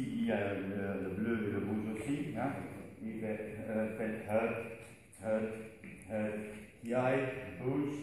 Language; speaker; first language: French; non-native, learner; Dutch